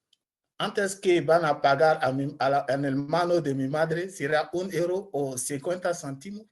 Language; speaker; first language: Spanish; non-native, learner; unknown